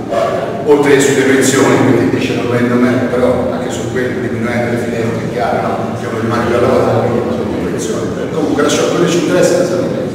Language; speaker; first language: Italian; native; Italian